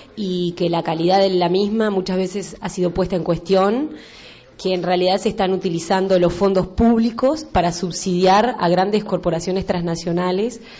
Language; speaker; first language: Spanish; native; Spanish